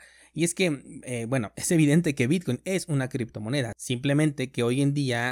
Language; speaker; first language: Spanish; native; Spanish